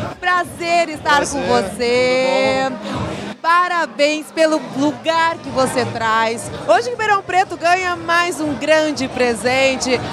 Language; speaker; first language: Portuguese; native; Portuguese